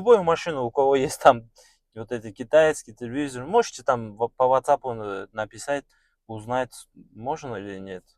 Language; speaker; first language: Russian; non-native, learner; Kyrgyz